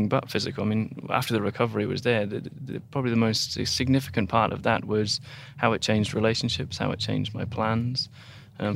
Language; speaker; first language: English; native; English